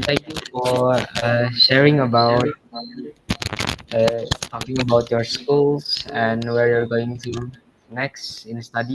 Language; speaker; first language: English; non-native, learner; Indonesian